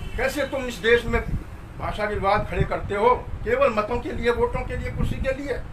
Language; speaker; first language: Hindi; native; Hindi